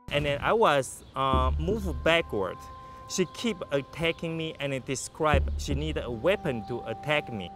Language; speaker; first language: English; non-native, learner; Chinese